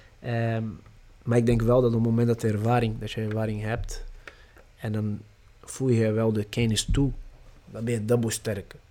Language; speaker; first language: Dutch; non-native, fluent; Portuguese